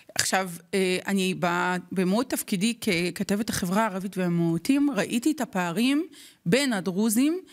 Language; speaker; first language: Hebrew; non-native, local second language; Arabic